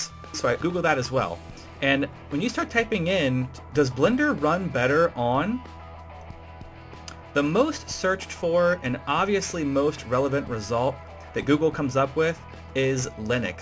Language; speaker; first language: English; native; English